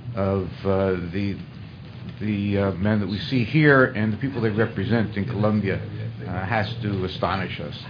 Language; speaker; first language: English; native; English